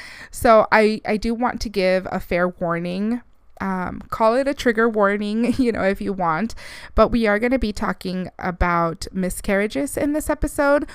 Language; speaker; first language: English; early bilingual, other home language; Spanish